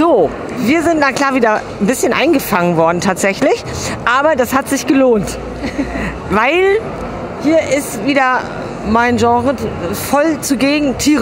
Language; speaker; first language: German; native; German